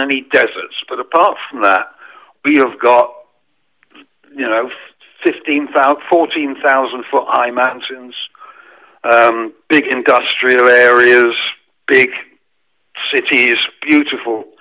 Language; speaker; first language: English; native; English